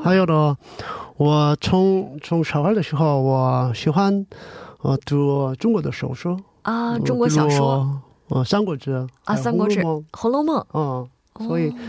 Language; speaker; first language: Chinese; non-native, learner; Korean